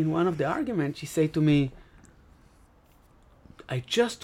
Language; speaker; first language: English; non-native, fluent; Hebrew